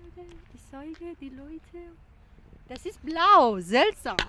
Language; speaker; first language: German; non-native, fluent; Persian